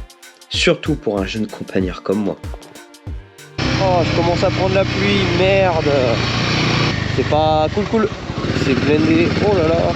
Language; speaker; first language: French; native; French